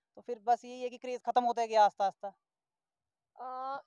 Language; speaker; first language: Hindi; native; Hindi